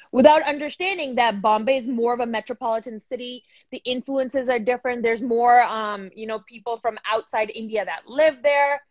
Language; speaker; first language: Punjabi; early bilingual, heritage; Punjabi